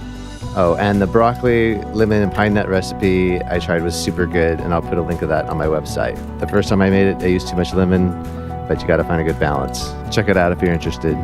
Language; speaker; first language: English; native; English